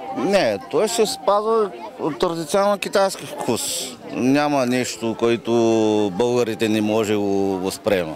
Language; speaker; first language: Bulgarian; non-native, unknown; Chinese